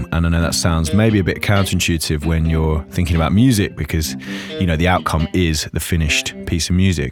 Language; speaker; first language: English; native; English